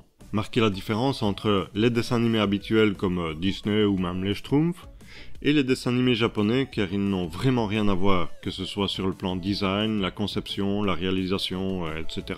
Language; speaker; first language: French; native; French